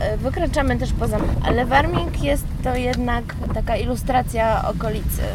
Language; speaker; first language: Polish; native; Polish